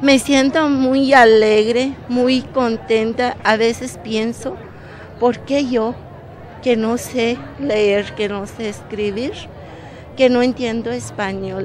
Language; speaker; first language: Spanish; non-native, local second language; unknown